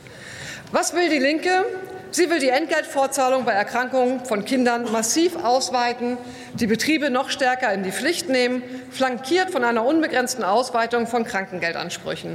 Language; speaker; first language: German; native; German